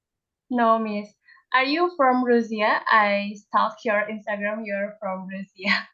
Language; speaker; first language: English; non-native, learner; Indonesian